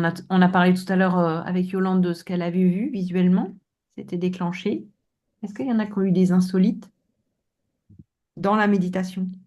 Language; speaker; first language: French; native; French